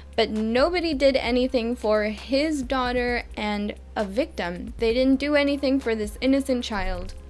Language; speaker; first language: English; native; English